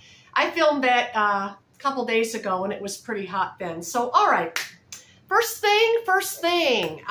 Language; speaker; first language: English; native; English